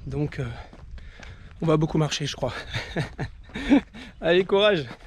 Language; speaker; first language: French; native; French